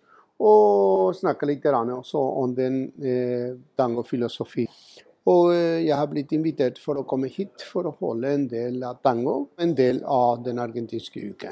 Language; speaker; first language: Norwegian; non-native, fluent; Spanish